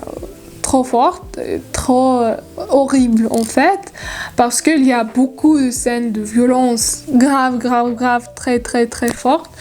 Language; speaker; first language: French; non-native, learner; Russian